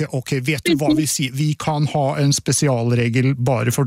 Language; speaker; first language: Norwegian; native; Norwegian